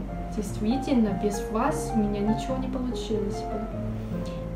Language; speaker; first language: Russian; non-native, fluent; Chinese